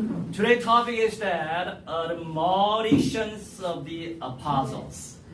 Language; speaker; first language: English; non-native, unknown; Korean